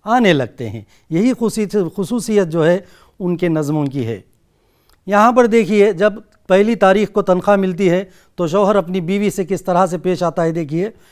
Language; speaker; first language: Urdu; native; Urdu